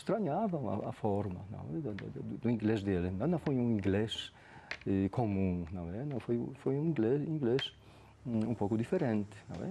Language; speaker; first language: Portuguese; non-native, fluent; Polish